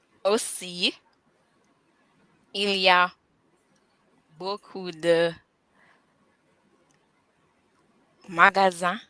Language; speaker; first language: French; non-native, learner; English